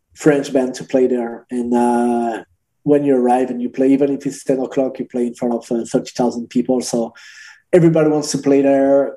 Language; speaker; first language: English; non-native, learner; French